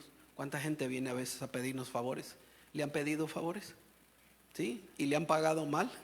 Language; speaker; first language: Spanish; native; Spanish